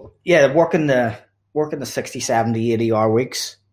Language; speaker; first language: English; native; English